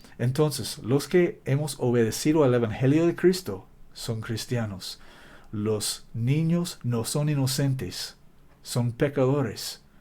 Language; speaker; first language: Spanish; non-native, fluent; English